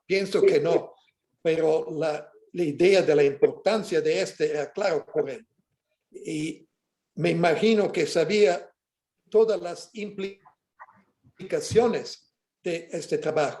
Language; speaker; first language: Spanish; non-native, fluent; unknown